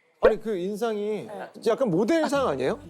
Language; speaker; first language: Korean; native; Korean